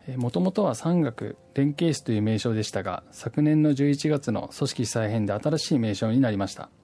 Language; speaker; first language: Japanese; native; Japanese